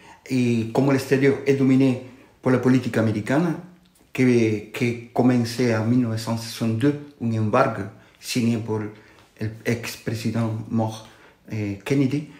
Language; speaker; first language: French; non-native, fluent; Spanish